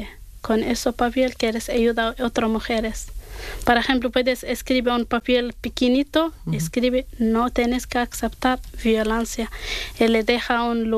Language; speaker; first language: Spanish; non-native, learner; Arabic